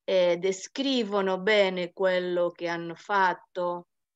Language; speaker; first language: Italian; non-native, learner; Spanish